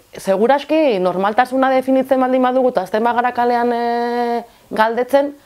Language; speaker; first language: Basque; non-native, local second language; Spanish